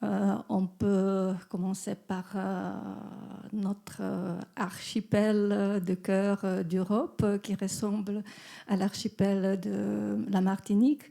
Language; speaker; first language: French; non-native, fluent; Czech